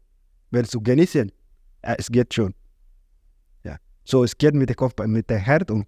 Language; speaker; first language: German; non-native, learner; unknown